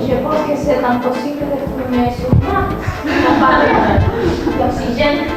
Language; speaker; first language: French; non-native, learner; Spanish